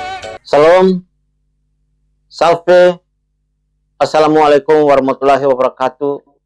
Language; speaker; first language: Indonesian; native; Indonesian